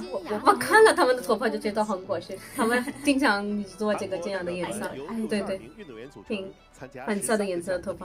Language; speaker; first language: Chinese; non-native, fluent; Urdu